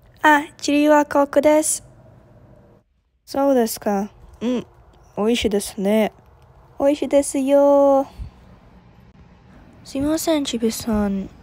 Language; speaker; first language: Japanese; non-native, learner; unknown